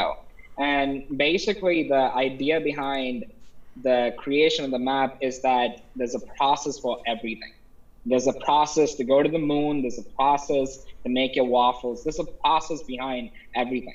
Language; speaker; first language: English; non-native, local second language; Tamil